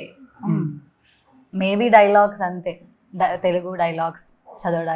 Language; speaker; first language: Telugu; non-native, learner; Malayalam